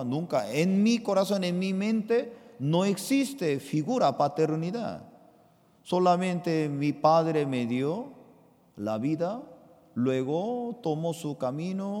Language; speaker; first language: Spanish; non-native, fluent; Korean